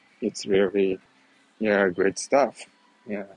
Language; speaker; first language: English; non-native, fluent; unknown